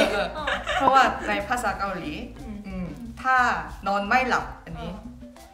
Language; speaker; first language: Thai; non-native, fluent; Korean